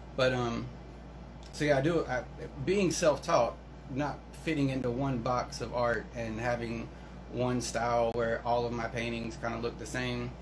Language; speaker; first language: English; native; English